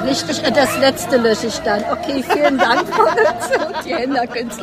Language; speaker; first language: German; native; German